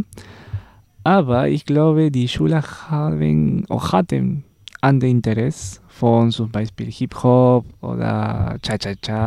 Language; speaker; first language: German; non-native, learner; Spanish